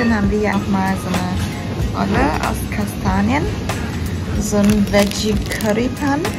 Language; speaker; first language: German; early bilingual, other home language; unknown